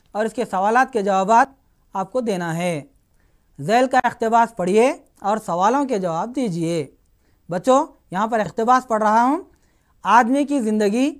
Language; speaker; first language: Urdu; native; Urdu